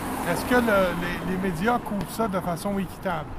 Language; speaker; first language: French; native; French